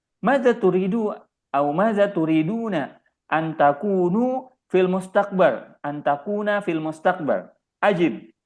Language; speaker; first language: Arabic; non-native, fluent; Indonesian